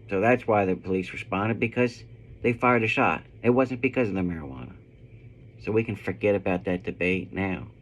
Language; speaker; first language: English; native; English